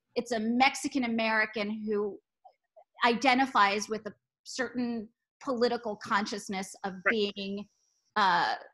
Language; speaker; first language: English; native; English